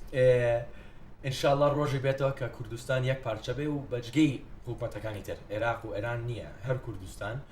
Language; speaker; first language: Central Kurdish; non-native, fluent; English